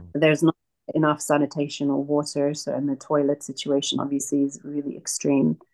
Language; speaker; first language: English; native; English